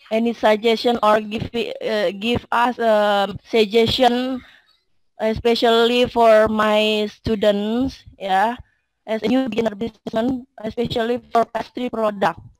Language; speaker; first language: English; non-native, learner; Indonesian